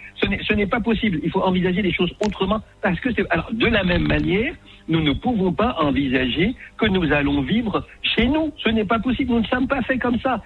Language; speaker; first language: French; non-native, local second language; Arabic